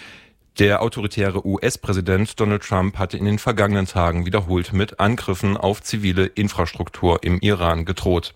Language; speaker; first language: German; native; German